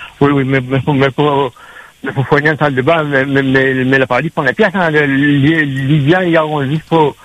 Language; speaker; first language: French; non-native, local second language; Réunion Creole French